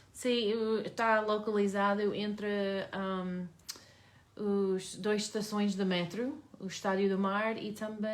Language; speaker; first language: Portuguese; non-native, learner; English